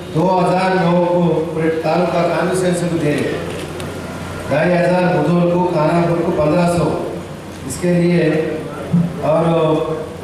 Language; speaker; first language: Hindi; non-native, local second language; Urdu